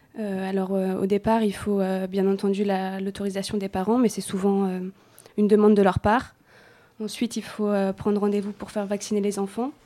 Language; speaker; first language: French; native; French